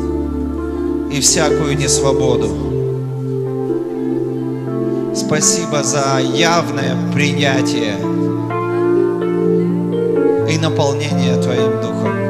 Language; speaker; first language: Russian; native; Russian